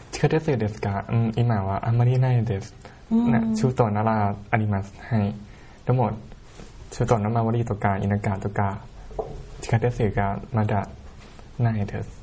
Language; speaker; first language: Japanese; non-native, learner; Thai